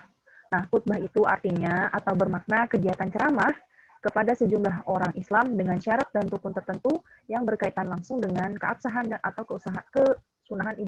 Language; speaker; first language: Indonesian; native; Indonesian